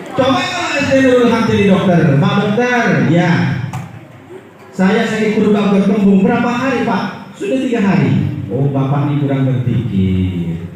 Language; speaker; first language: Indonesian; non-native, local second language; Madurese